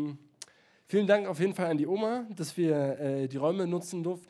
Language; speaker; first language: German; native; German